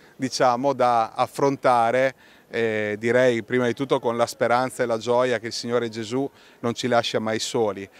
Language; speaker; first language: Italian; native; Italian